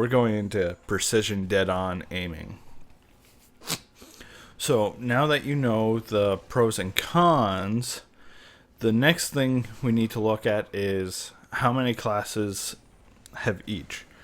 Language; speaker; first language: English; native; English